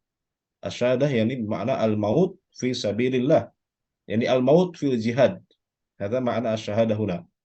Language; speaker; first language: Arabic; non-native, fluent; Indonesian